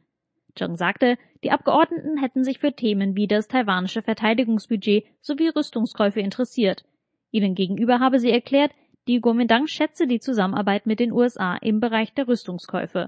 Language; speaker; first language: German; native; German